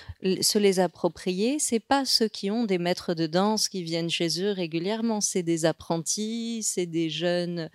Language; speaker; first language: French; native; French